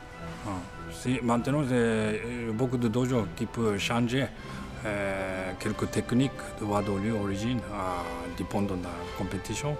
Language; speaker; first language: French; non-native, learner; Japanese